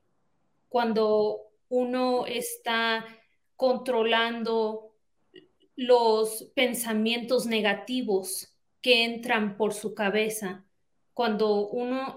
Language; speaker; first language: Spanish; early bilingual, heritage; Spanish